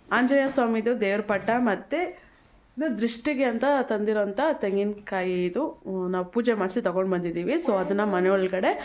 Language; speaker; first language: Kannada; native; Kannada